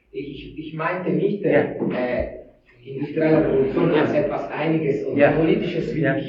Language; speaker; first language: German; non-native, fluent; Italian